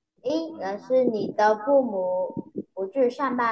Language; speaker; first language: Chinese; non-native, learner; Vietnamese